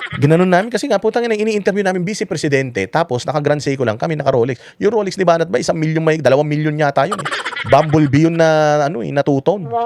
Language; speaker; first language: Filipino; non-native, local second language; Iloko